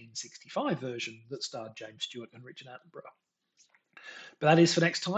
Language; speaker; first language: English; native; English